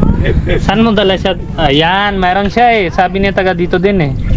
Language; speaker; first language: Filipino; non-native, learner; Hindi